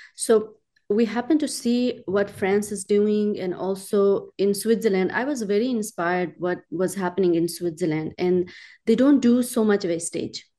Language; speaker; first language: English; non-native, local second language; Urdu